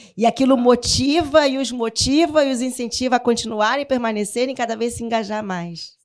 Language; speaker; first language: Portuguese; native; Portuguese